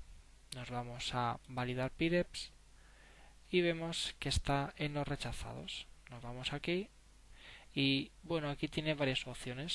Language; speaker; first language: Spanish; native; Spanish